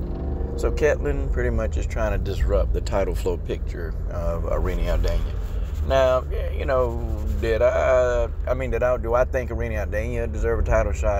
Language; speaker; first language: English; native; English